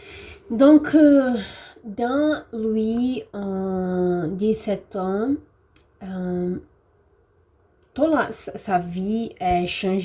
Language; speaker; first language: French; non-native, learner; Portuguese